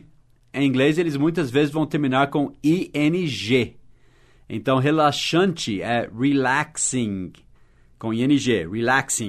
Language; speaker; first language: Portuguese; non-native, fluent; English